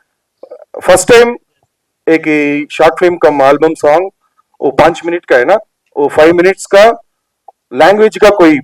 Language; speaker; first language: Hindi; non-native, local second language; Telugu